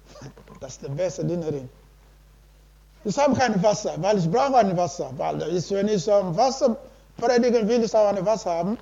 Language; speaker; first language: German; non-native, learner; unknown